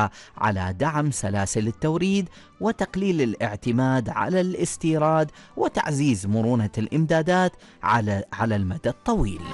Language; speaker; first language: Arabic; native; Arabic